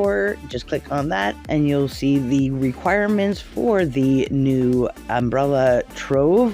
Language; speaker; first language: English; native; English